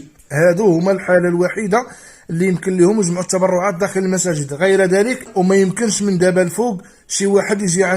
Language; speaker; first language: Arabic; native; Arabic